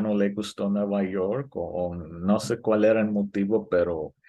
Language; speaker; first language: Spanish; early bilingual, heritage; Spanish